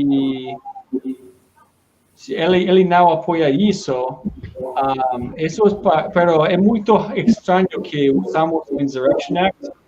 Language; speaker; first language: Portuguese; non-native, learner; Spanish